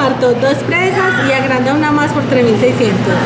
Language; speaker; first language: Spanish; native; Spanish